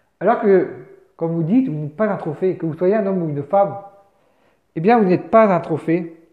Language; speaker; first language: French; native; French